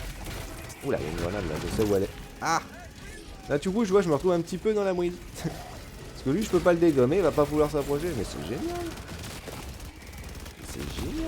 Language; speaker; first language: French; native; French